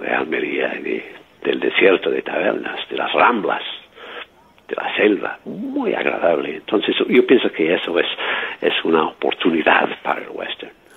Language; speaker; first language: Spanish; non-native, fluent; English